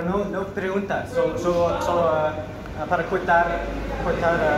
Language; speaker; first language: Spanish; non-native, learner; English